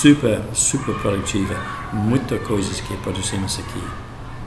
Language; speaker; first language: Portuguese; non-native, fluent; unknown